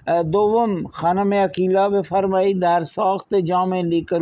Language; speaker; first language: Persian; non-native, fluent; Urdu